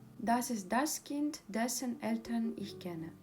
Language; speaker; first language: German; non-native, fluent; Ukrainian